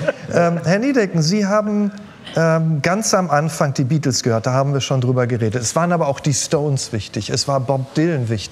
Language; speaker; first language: German; native; German